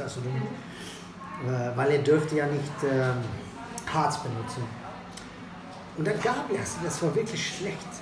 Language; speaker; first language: German; non-native, fluent; Swedish